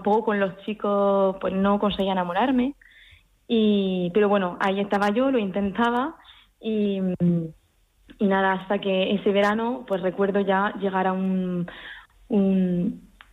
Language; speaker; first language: Spanish; early bilingual, heritage; Spanish